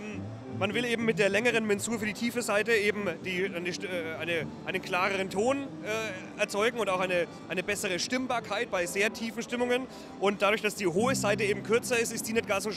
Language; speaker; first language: German; native; German